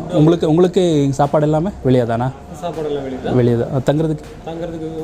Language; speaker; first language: Tamil; non-native, learner; Kannada